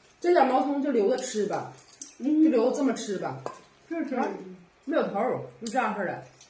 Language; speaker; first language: Chinese; native; Chinese